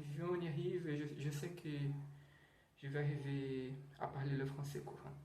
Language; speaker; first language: French; non-native, learner; Portuguese